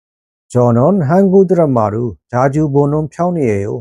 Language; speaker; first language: Korean; non-native, fluent; Burmese